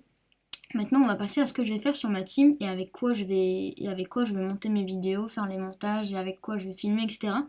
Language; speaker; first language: French; native; French